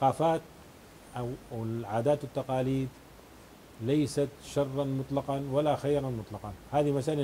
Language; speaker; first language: Arabic; native; Arabic